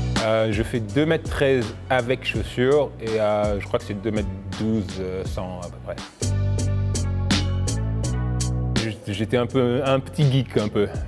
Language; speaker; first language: French; non-native, local second language; Wolof